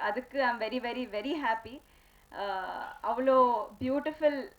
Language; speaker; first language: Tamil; non-native, learner; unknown